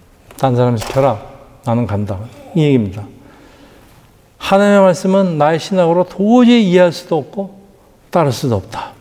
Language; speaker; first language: Korean; native; Korean